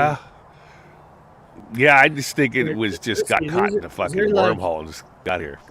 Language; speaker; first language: English; native; English